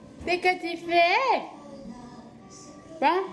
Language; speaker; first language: French; native; French